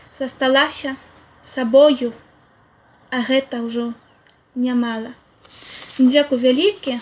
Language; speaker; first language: Belarusian; non-native, fluent; Spanish